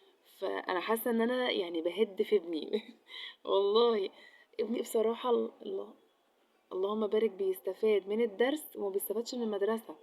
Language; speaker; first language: Arabic; native; Arabic